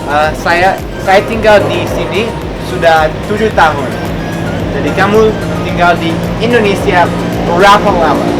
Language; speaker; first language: Indonesian; non-native, local second language; English